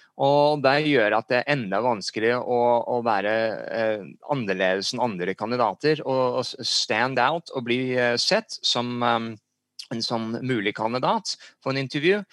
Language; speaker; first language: Norwegian; early bilingual, heritage; English